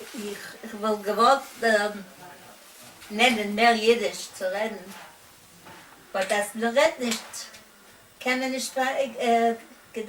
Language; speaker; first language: German; non-native, learner; Yiddish